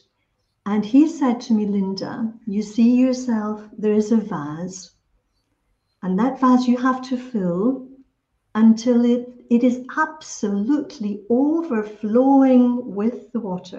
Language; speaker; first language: English; native; English